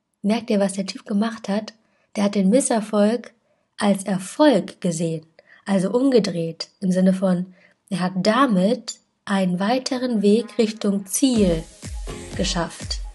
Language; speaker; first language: German; native; German